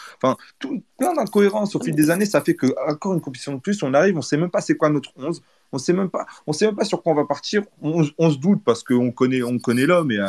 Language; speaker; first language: French; early bilingual, other home language; Portuguese